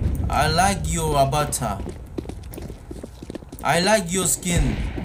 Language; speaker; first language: English; non-native, learner; Korean